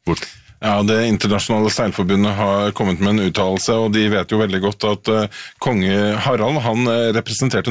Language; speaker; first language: Norwegian; native; Norwegian